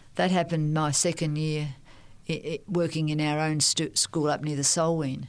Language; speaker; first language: English; native; English